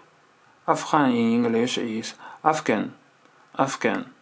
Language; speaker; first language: English; non-native, learner; Chinese